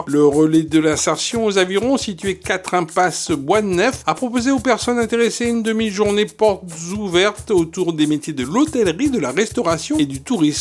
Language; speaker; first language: French; native; French